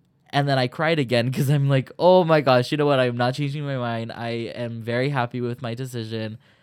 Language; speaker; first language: English; early bilingual, other home language; Spanish